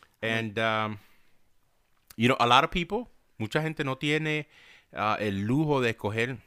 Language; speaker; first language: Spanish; early bilingual, heritage; Spanish